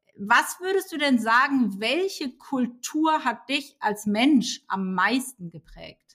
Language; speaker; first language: German; native; German